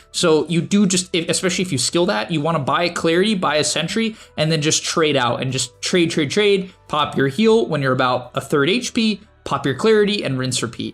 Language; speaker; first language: English; native; English